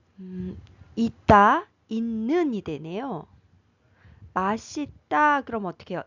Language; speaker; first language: Korean; native; Korean